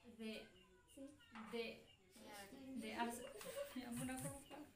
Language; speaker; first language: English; non-native, learner; Indonesian